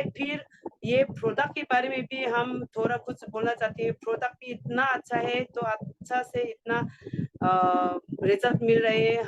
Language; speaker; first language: Hindi; non-native, local second language; Garo